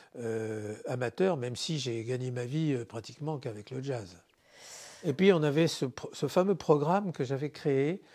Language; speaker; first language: French; native; French